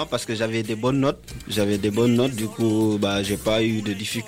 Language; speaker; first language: French; non-native, local second language; Wolof